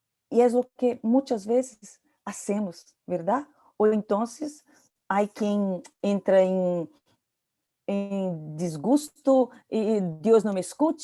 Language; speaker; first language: Portuguese; non-native, learner; Spanish